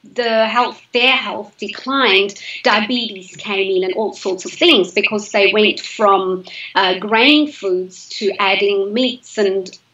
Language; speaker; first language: English; native; English